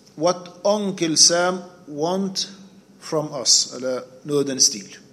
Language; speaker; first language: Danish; non-native, fluent; Arabic